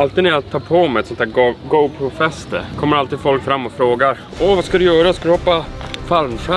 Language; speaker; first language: Swedish; native; Swedish